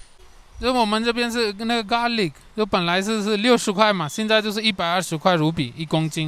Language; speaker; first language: Chinese; non-native, learner; Hindi